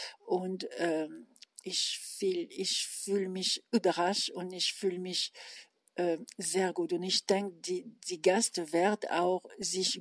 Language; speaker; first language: German; non-native, learner; French